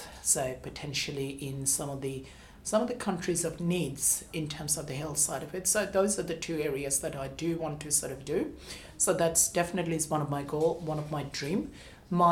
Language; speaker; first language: English; non-native, local second language; Bangla